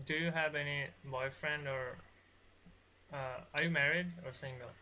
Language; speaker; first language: English; non-native, learner; Bangla